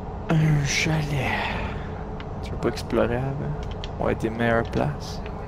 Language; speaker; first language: French; native; French